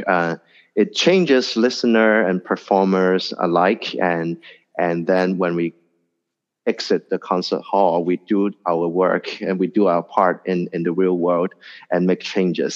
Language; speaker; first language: English; non-native, local second language; Cantonese